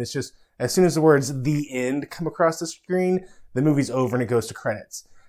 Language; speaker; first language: English; native; English